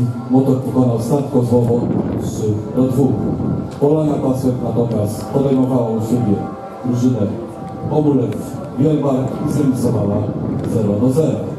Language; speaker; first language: Polish; native; Polish